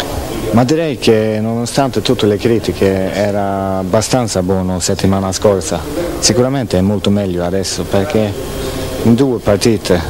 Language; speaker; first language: Italian; non-native, fluent; Swedish